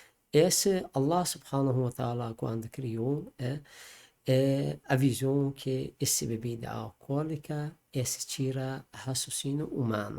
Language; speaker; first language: Portuguese; non-native, learner; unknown